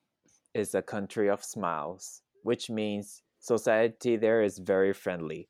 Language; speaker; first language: English; non-native, fluent; Thai